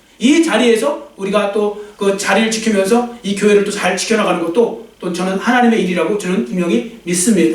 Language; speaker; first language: Korean; native; Korean